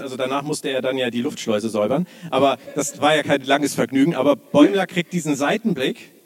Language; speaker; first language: German; native; German